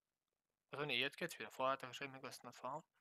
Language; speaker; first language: German; native; German